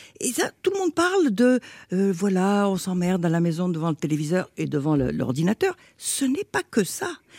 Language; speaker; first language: French; native; French